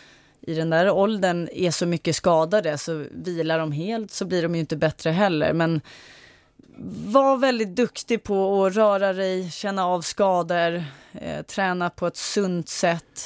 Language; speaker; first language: Swedish; native; Swedish